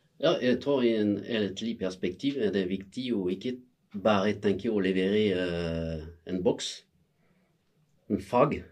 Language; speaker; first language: Norwegian; non-native, fluent; French